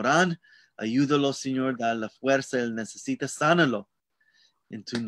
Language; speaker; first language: Spanish; non-native, learner; English